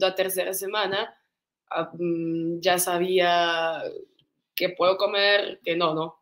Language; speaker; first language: Spanish; non-native, fluent; Russian